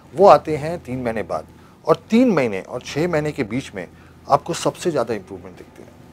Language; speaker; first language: Hindi; native; Hindi